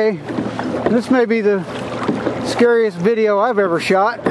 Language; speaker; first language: English; native; English